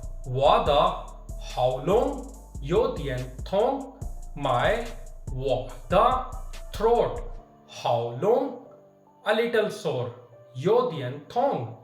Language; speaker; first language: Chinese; non-native, fluent; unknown